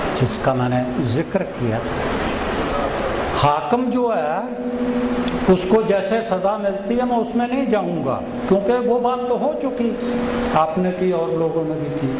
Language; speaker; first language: Hindi; non-native, local second language; Punjabi